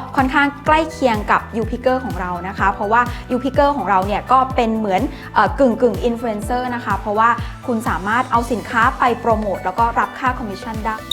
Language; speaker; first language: Thai; native; Thai